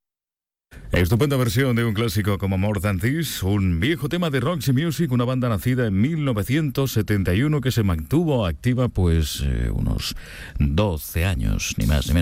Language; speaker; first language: Spanish; native; Spanish